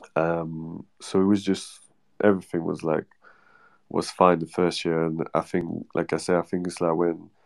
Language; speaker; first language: English; non-native, fluent; French